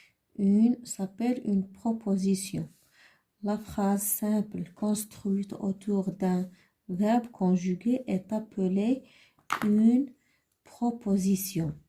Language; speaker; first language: French; non-native, learner; Arabic